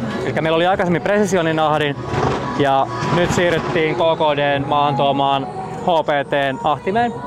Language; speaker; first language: Finnish; native; Finnish